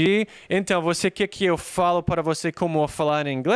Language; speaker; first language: Portuguese; non-native, fluent; English